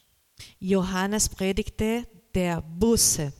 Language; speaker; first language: German; non-native, learner; Portuguese